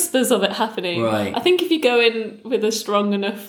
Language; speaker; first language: English; native; English